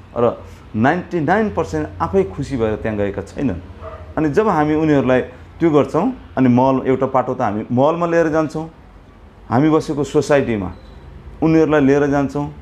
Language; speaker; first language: Nepali; native; Nepali